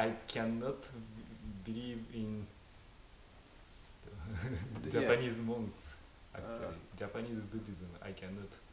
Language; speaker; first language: English; non-native, fluent; Japanese